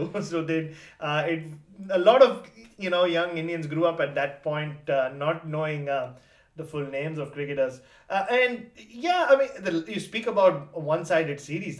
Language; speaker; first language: English; non-native, local second language; Tamil